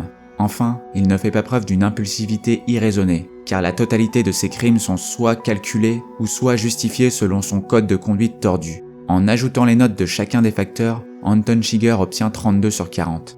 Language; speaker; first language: French; native; French